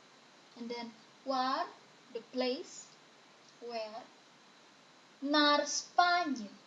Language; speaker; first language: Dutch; non-native, fluent; Indonesian